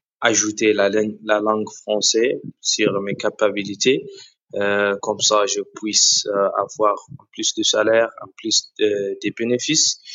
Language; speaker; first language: French; non-native, learner; Arabic